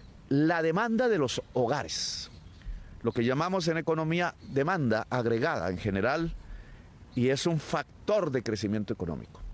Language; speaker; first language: Spanish; native; Spanish